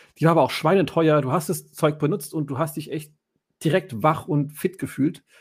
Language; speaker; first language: German; native; German